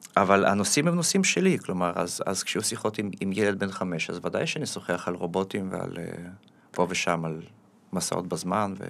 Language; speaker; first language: Hebrew; early bilingual, other home language; Russian